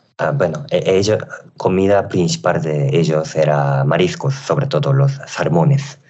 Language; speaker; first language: Spanish; non-native, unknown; Japanese